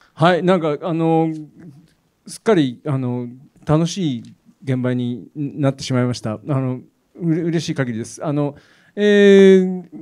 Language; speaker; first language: Japanese; native; Japanese